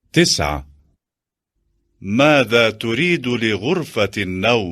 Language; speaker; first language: Arabic; non-native, learner; Bosnian